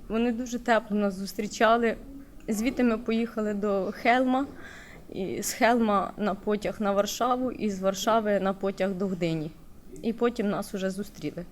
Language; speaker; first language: Ukrainian; native; Ukrainian